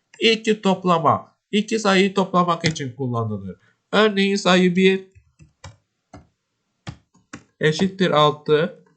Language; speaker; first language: Turkish; native; Turkish